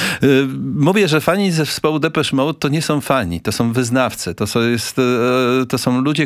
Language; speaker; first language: Polish; native; Polish